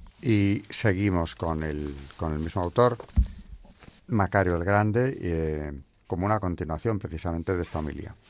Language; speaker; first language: Spanish; native; Spanish